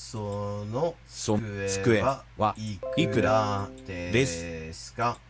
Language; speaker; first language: Japanese; non-native, fluent; English